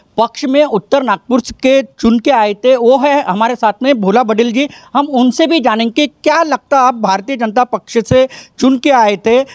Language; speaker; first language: Hindi; non-native, local second language; Marathi